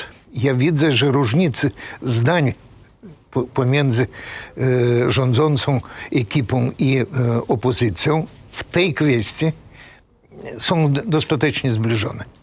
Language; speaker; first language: Polish; non-native, fluent; Russian